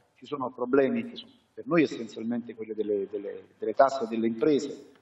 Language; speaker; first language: Italian; native; Italian